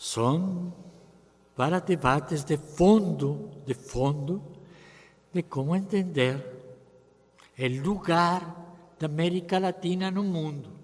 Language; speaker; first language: Portuguese; non-native, fluent; Spanish